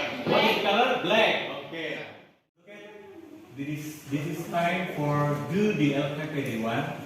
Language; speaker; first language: English; non-native, learner; Indonesian